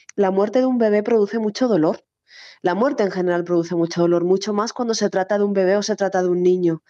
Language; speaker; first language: Spanish; native; Spanish